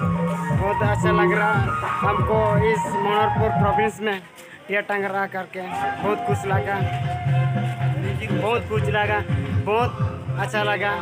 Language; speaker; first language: Hindi; non-native, local second language; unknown